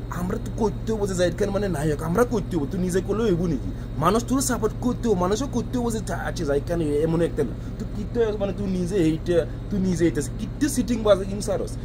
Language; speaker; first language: Bangla; non-native, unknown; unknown